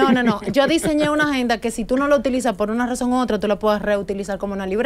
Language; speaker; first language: Spanish; native; Spanish